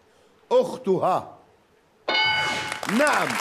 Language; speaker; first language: Arabic; native; Arabic